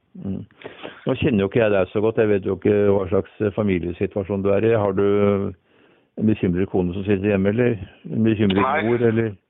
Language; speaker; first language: Norwegian; native; Norwegian